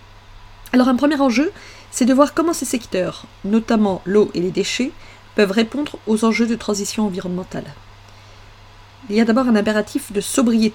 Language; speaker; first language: French; native; French